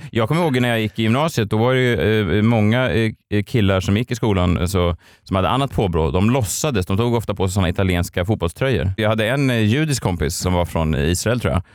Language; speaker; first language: Swedish; native; Swedish